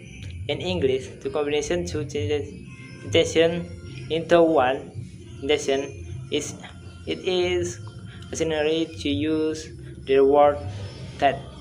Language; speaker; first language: English; non-native, learner; Indonesian